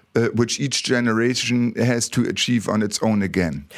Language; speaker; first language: English; non-native, fluent; German